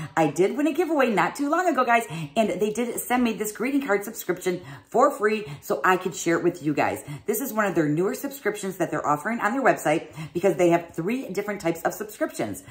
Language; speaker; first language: English; native; English